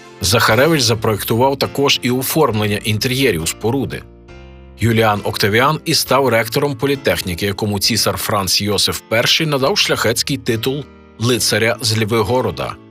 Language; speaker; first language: Ukrainian; native; Ukrainian